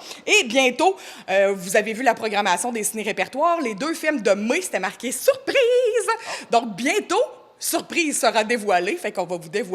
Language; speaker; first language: French; native; French